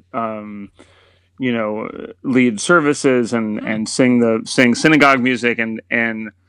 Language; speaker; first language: English; native; English